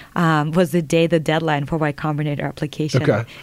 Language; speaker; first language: English; non-native, fluent; Russian